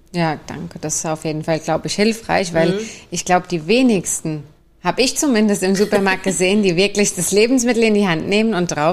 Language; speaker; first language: German; native; German